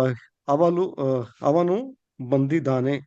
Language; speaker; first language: Kannada; non-native, learner; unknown